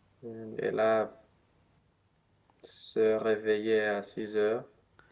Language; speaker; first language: French; non-native, learner; Romanian